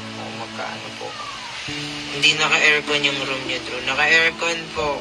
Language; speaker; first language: Filipino; native; Filipino